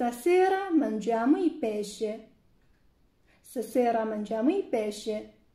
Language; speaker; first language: Italian; non-native, fluent; Chinese